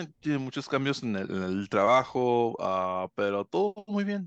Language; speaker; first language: Spanish; early bilingual, heritage; Spanish